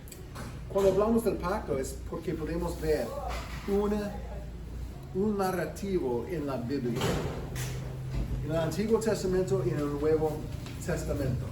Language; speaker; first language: Spanish; non-native, fluent; English